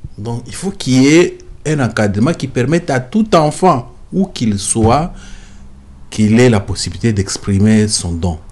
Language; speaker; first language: French; non-native, local second language; Lingala